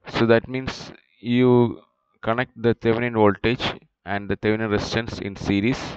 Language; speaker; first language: English; non-native, local second language; Malayalam